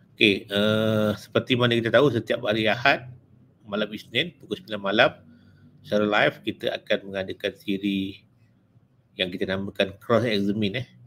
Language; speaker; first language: Malay; native; Malay